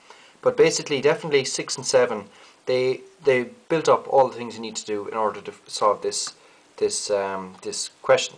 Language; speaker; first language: English; native; English